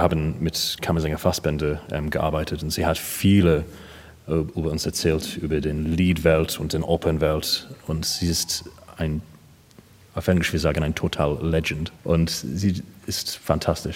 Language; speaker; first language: German; non-native, learner; English